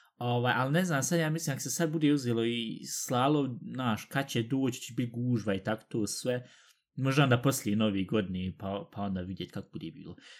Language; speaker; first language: Bosnian; native; Bosnian